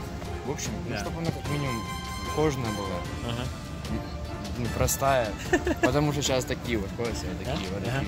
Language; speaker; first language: Russian; native; Russian